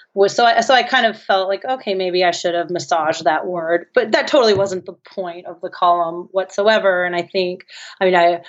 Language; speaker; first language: English; native; English